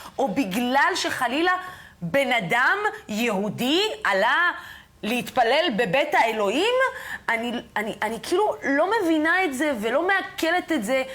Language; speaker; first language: Hebrew; non-native, local second language; Arabic